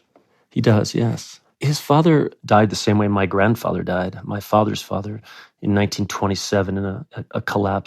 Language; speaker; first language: English; native; English